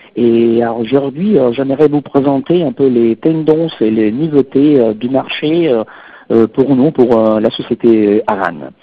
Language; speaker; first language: French; non-native, fluent; Italian